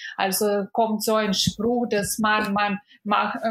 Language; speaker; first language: German; non-native, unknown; Russian